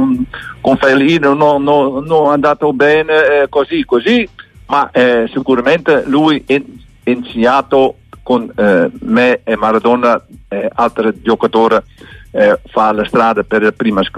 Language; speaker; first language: Italian; non-native, learner; Dutch